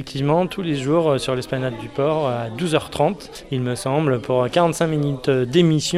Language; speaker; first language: French; native; French